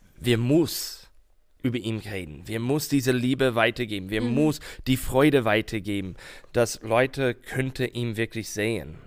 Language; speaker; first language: German; non-native, fluent; English